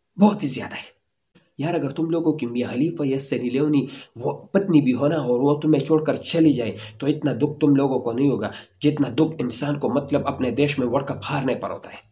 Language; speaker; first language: Urdu; native; Urdu